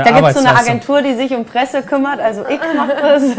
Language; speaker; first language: German; native; German